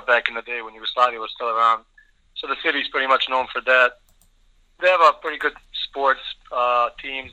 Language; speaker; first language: English; early bilingual, other home language; Bosnian